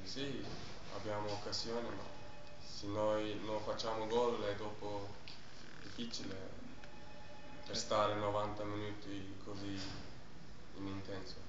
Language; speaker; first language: Italian; non-native, learner; German